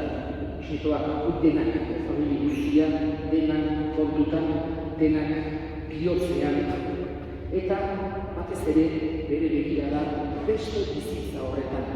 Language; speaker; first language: Basque; native; Basque